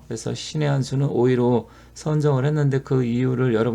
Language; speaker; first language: Korean; native; Korean